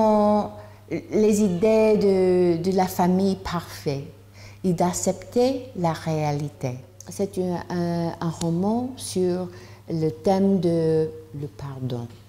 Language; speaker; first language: French; non-native, learner; English